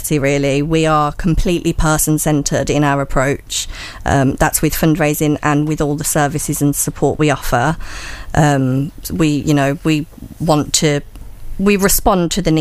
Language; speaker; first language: English; native; English